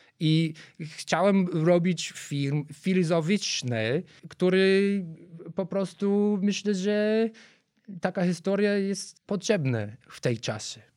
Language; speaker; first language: Polish; non-native, learner; English